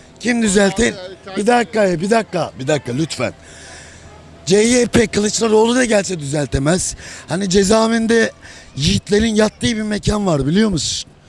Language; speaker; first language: Turkish; native; Turkish